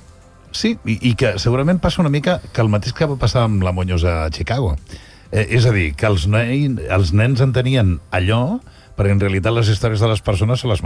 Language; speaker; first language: Catalan; native; Catalan